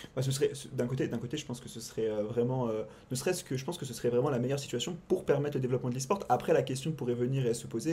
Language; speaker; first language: French; native; French